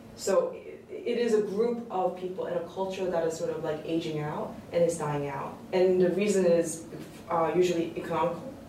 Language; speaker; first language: English; early bilingual, other home language; Korean